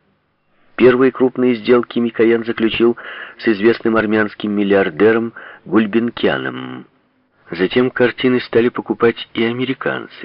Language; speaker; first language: Russian; native; Russian